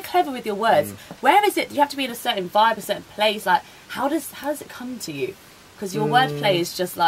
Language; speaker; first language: English; native; English